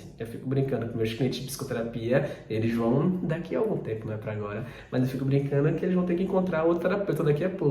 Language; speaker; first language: Portuguese; native; Portuguese